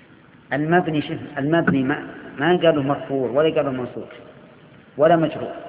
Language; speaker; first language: Arabic; native; Arabic